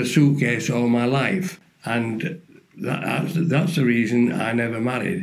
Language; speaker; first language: English; native; English